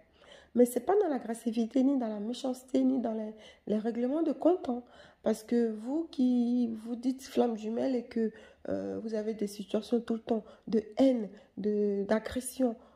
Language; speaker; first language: French; native; French